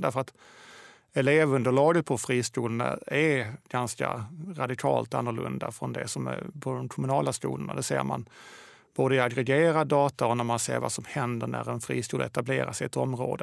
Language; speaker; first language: Swedish; native; Swedish